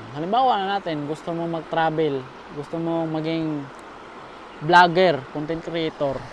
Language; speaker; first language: Filipino; non-native, local second language; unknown